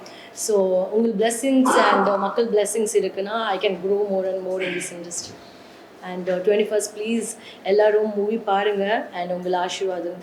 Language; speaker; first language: Tamil; non-native, learner; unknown